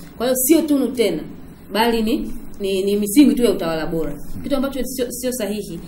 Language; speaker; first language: Swahili; native; Swahili